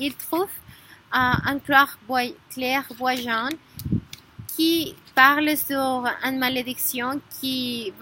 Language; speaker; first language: French; non-native, learner; Spanish